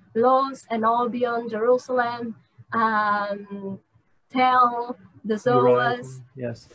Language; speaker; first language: English; non-native, fluent; Portuguese